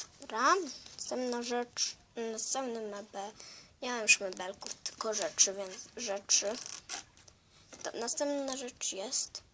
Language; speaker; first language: Polish; early bilingual, heritage; Polish